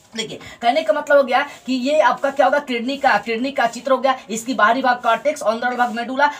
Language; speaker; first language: Hindi; native; Hindi